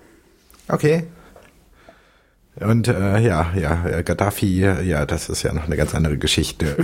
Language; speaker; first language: German; native; German